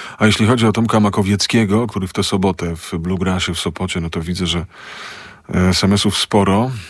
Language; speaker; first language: Polish; native; Polish